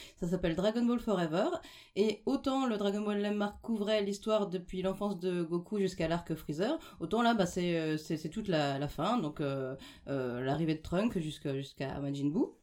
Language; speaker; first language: French; native; French